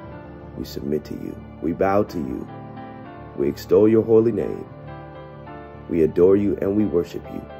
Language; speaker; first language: English; native; English